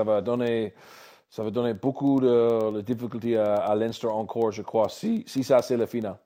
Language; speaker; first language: French; non-native, learner; English